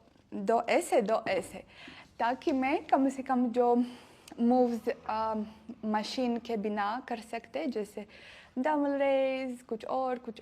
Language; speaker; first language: Hindi; non-native, fluent; Russian